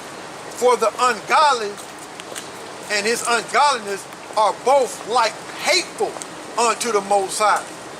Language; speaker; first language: English; native; English